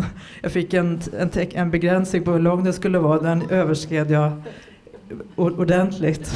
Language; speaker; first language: Swedish; native; Swedish